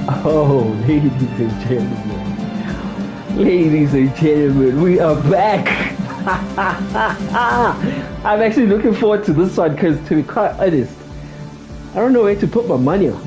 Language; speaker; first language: English; non-native, local second language; Zulu